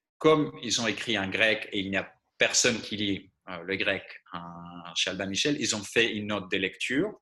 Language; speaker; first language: French; non-native, fluent; Greek